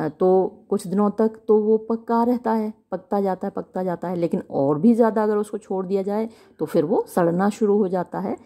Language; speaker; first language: Hindi; native; Hindi